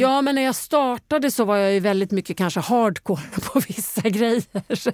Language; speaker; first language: Swedish; native; Swedish